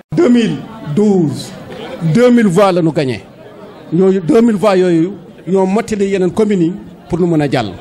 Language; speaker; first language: Wolof; native; Wolof